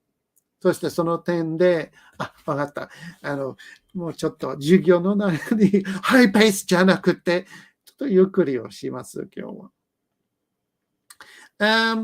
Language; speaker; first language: Japanese; non-native, learner; English